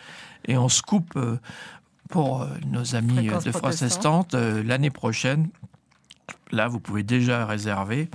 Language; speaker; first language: French; native; French